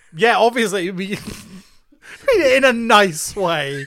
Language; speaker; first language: English; native; English